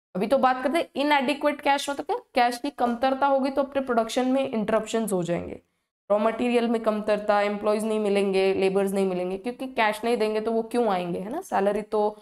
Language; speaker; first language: Hindi; native; Hindi